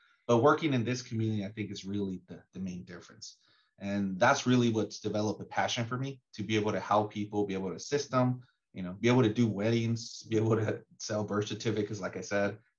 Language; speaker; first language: English; early bilingual, other home language; Spanish